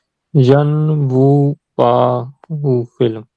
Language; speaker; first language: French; non-native, learner; Punjabi